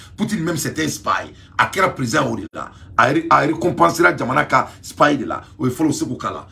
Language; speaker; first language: French; non-native, local second language; Bambara